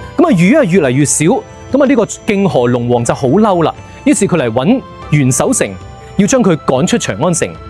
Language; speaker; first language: Cantonese; native; Cantonese